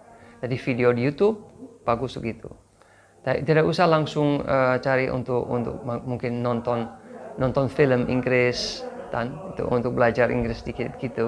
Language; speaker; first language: Indonesian; non-native, fluent; English